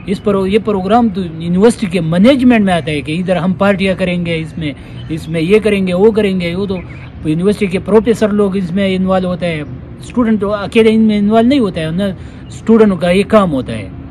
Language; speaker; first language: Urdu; non-native, local second language; Pashto